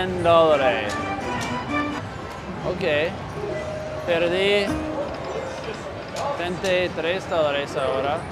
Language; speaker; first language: Spanish; non-native, learner; English